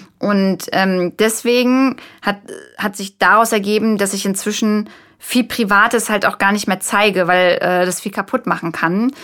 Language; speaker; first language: German; native; German